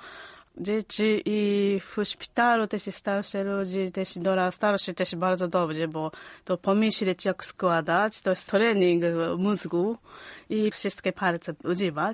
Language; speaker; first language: Polish; non-native, learner; Japanese